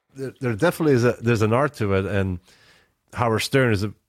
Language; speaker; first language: English; non-native, fluent; Dutch